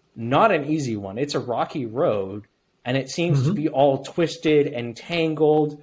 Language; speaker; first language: English; native; English